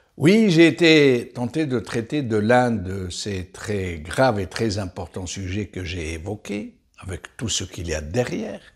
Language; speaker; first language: French; non-native, local second language; Arabic